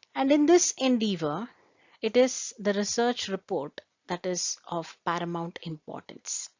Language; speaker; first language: English; non-native, local second language; Kannada